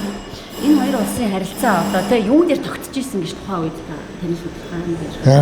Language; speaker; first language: Mongolian; native; Mongolian